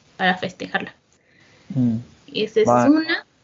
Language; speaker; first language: Spanish; native; Spanish